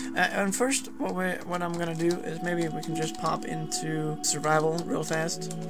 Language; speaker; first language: English; non-native, fluent; Danish